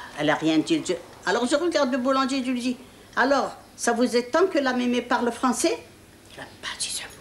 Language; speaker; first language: French; non-native, local second language; Arabic